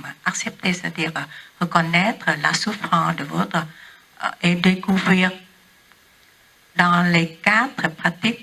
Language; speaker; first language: French; non-native, learner; Vietnamese